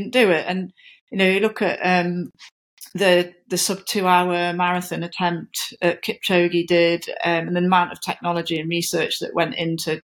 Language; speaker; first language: English; native; English